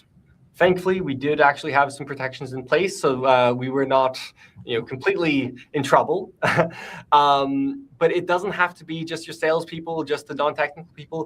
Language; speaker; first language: English; native; English